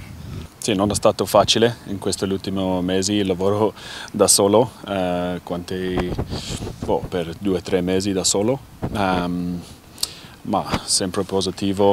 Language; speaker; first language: Italian; non-native, learner; English